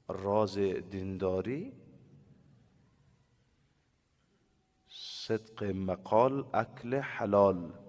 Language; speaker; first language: Persian; native; Persian